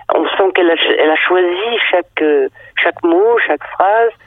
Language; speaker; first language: French; early bilingual, other home language; Danish